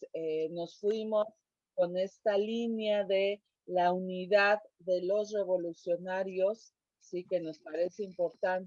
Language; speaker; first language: Spanish; native; Spanish